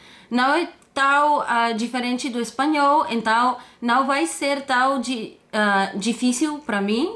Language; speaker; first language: Portuguese; non-native, fluent; Bulgarian